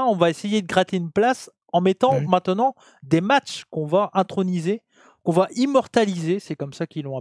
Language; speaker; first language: French; native; French